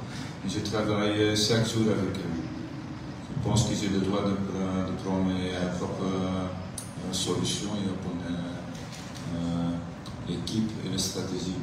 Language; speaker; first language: French; non-native, local second language; Dutch